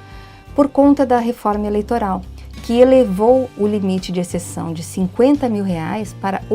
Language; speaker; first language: Portuguese; native; Portuguese